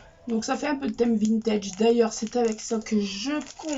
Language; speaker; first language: French; native; French